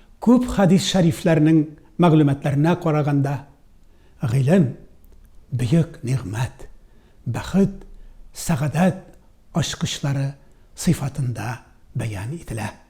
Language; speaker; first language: Tatar; native; Tatar